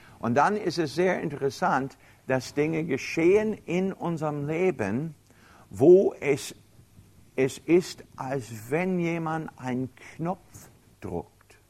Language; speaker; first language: German; non-native, fluent; English